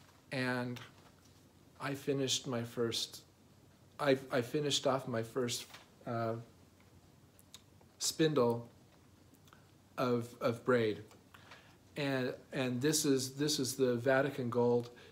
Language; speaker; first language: English; native; English